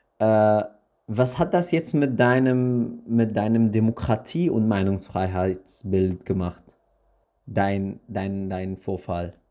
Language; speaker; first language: German; early bilingual, other home language; Arabic